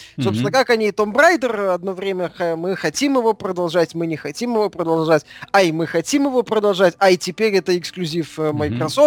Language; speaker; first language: Russian; native; Russian